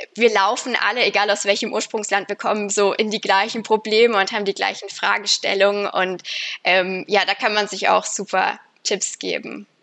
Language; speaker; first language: German; native; German